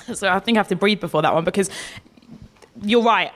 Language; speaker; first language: English; native; English